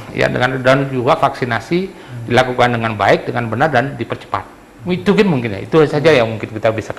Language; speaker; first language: Indonesian; non-native, local second language; Balinese